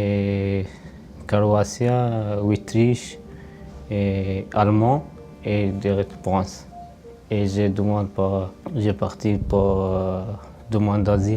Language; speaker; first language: French; non-native, learner; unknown